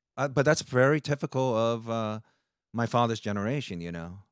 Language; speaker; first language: English; early bilingual, other home language; Japanese